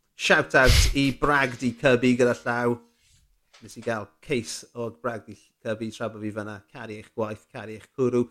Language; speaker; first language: Welsh; native; Welsh